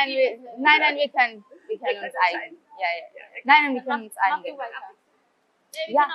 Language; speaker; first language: German; early bilingual, heritage; Urdu